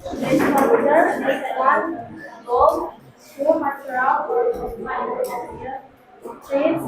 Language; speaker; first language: English; non-native, learner; Indonesian